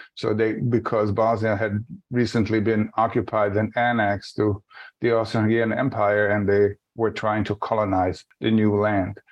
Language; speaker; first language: English; non-native, fluent; Bosnian